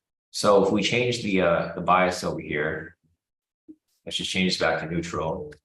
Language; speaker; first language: English; native; English